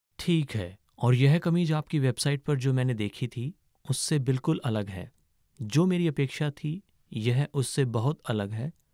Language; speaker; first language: Hindi; native; Hindi